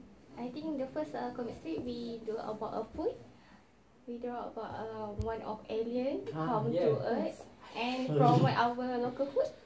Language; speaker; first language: English; non-native, learner; Malay